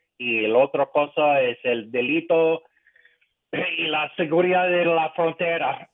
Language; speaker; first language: Spanish; early bilingual, heritage; English